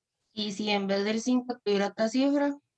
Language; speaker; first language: Spanish; native; Spanish